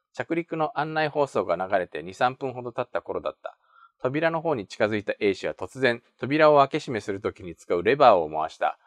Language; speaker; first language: Japanese; native; Japanese